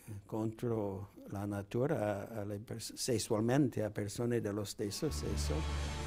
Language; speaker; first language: Italian; non-native, fluent; English